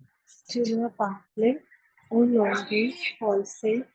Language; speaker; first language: French; non-native, learner; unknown